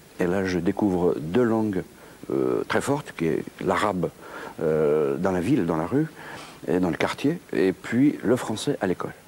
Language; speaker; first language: French; non-native, local second language; Kabyle